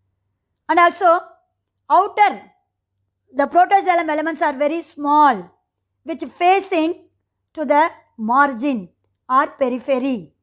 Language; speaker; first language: English; non-native, local second language; Tamil